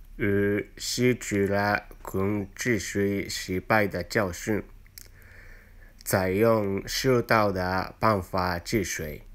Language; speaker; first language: Chinese; non-native, learner; Japanese